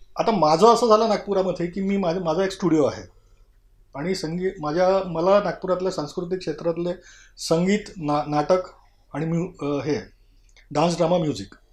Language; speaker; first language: Marathi; native; Marathi